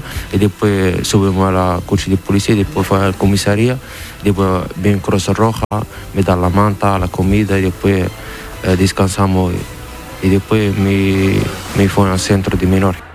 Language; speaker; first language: Spanish; non-native, learner; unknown